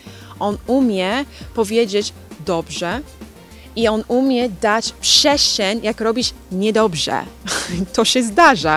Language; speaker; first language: Polish; non-native, learner; English